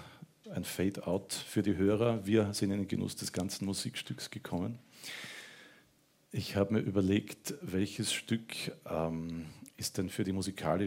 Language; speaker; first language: German; native; German